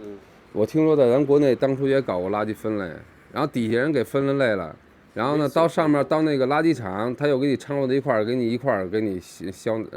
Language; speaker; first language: Chinese; native; Chinese